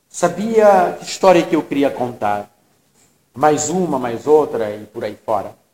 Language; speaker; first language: Portuguese; non-native, local second language; Tsonga